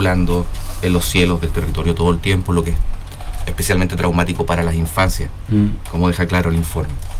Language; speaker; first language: Spanish; native; Spanish